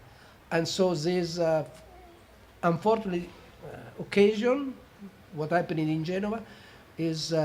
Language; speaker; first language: English; non-native, fluent; Italian